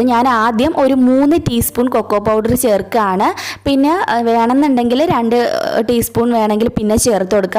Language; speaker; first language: Malayalam; native; Malayalam